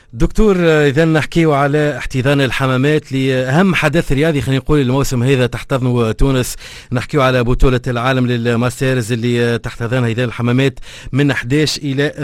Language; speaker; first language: Arabic; native; Arabic